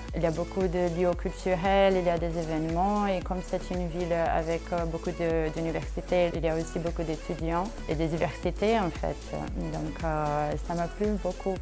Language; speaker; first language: French; non-native, fluent; Portuguese